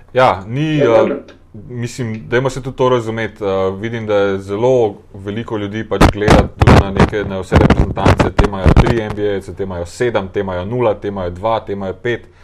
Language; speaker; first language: Slovenian; native; Slovenian